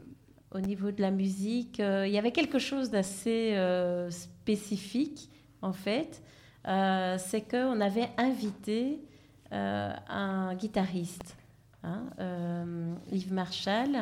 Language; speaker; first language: French; native; French